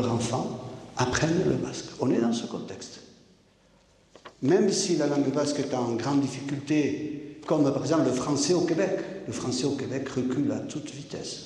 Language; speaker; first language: French; native; French